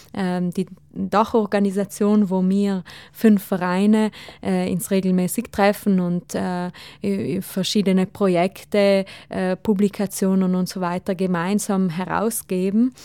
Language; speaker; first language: German; non-native, local second language; Ladin